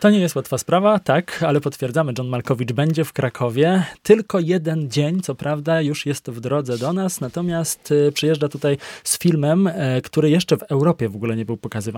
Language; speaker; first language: Polish; native; Polish